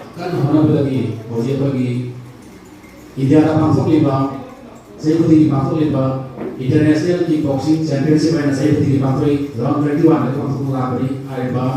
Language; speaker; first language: Manipuri; native; Manipuri